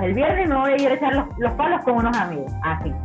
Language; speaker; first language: Spanish; native; Spanish